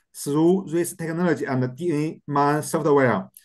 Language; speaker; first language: English; non-native, learner; Chinese